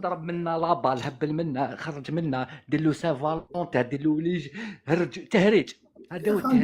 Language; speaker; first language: Arabic; native; Arabic